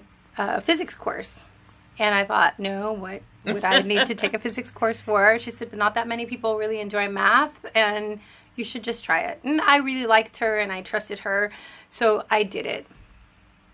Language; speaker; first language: English; early bilingual, other home language; Spanish